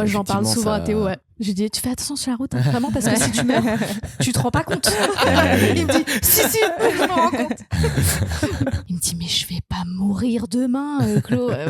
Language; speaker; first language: French; native; French